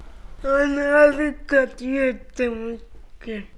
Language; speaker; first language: Swedish; non-native, learner; Somali